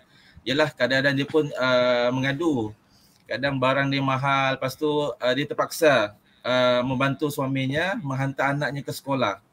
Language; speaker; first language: Malay; native; Malay